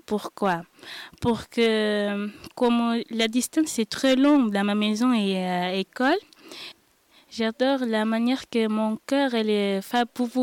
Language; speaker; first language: French; non-native, learner; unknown